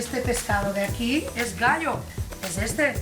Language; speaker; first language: Spanish; non-native, local second language; Catalan